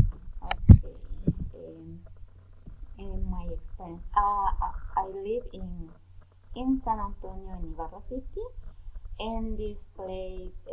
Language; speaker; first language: English; non-native, learner; Spanish